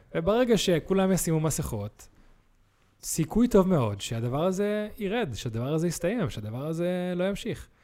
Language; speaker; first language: Hebrew; native; Hebrew